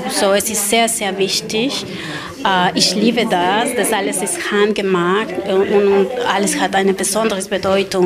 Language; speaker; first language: German; non-native, learner; Spanish